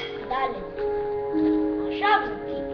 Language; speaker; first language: Hebrew; early bilingual, other home language; Russian